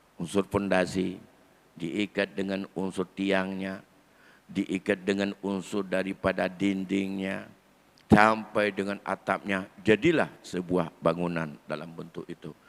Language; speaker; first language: Malay; non-native, local second language; Achinese